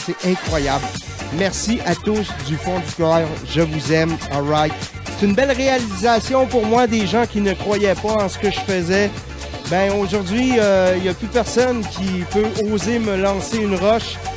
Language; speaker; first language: French; native; French